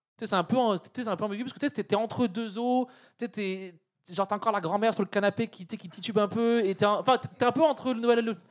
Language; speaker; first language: French; native; French